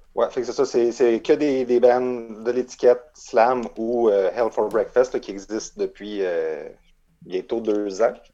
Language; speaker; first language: French; native; French